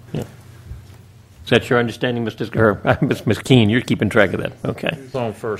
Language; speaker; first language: English; native; English